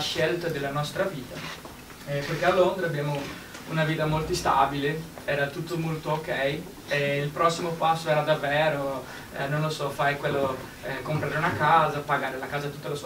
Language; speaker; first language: Italian; non-native, learner; Portuguese